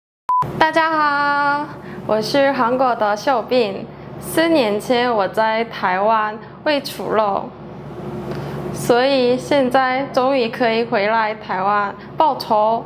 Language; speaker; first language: Chinese; non-native, fluent; Korean